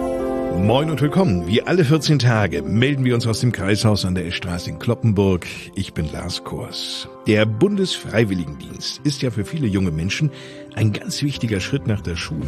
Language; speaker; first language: German; native; German